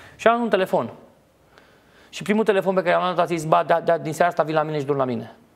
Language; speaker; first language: Romanian; native; Romanian